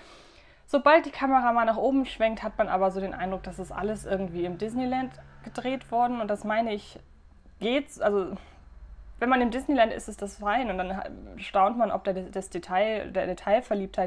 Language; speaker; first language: German; native; German